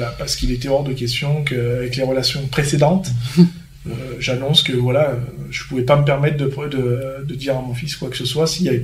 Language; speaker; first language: French; native; French